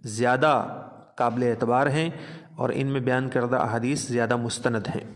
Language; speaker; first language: Urdu; non-native, local second language; Punjabi